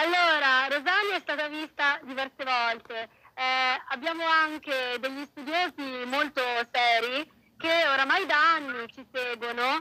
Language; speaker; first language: Italian; native; Italian